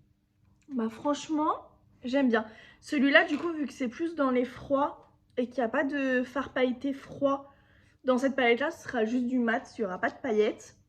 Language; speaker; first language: French; native; French